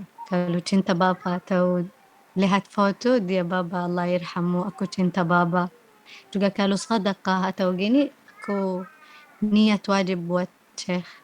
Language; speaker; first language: Indonesian; non-native, learner; Arabic